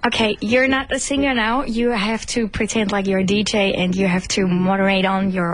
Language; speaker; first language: English; non-native, fluent; German